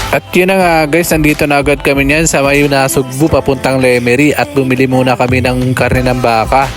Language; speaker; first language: Filipino; non-native, local second language; Waray